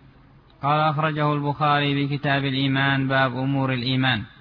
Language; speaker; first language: Arabic; native; Arabic